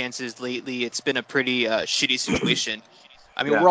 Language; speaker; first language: English; native; English